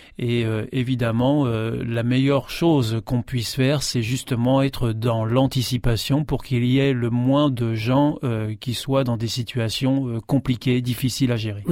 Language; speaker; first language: French; native; French